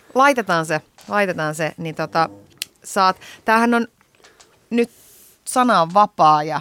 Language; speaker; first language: Finnish; native; Finnish